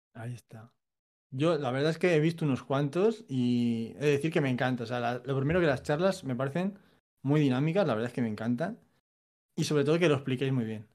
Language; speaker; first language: Spanish; native; Spanish